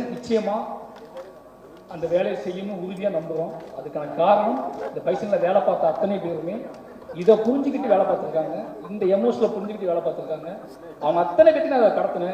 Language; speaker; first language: Tamil; native; Tamil